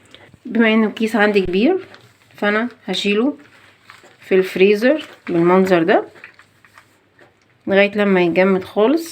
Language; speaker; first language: Arabic; native; Arabic